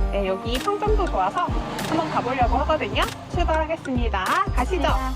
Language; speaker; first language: Korean; native; Korean